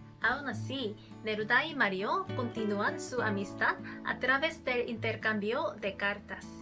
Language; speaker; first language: Spanish; non-native, learner; Korean